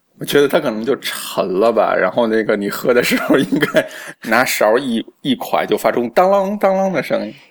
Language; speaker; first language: Chinese; native; Chinese